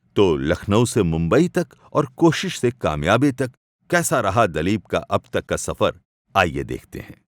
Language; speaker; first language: Hindi; native; Hindi